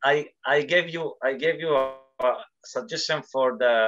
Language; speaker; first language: English; non-native, fluent; Arabic